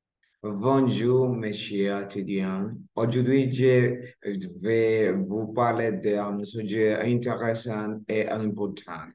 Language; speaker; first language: French; non-native, learner; Spanish